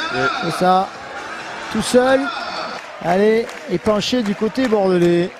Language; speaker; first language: French; native; French